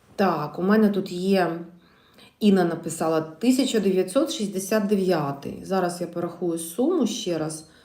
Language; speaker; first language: Ukrainian; non-native, local second language; Russian